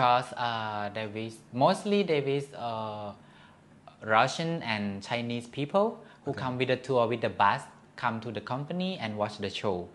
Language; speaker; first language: English; non-native, learner; Thai